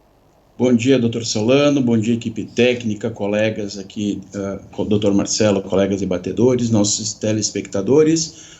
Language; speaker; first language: Portuguese; native; Portuguese